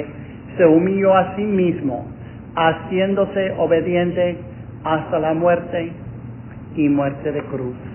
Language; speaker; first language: Spanish; non-native, fluent; English